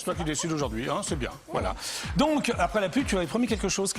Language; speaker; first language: French; native; French